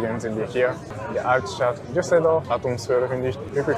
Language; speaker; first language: German; non-native, learner; Japanese